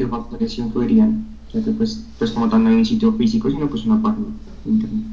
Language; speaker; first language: Spanish; native; Spanish